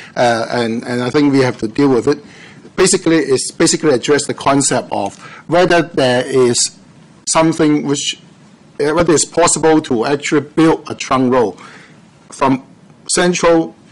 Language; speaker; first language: English; non-native, local second language; Cantonese